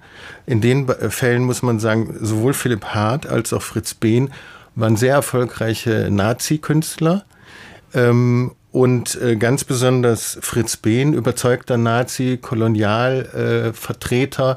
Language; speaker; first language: German; native; German